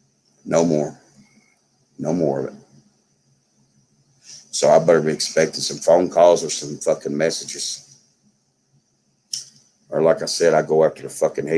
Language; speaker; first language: English; native; English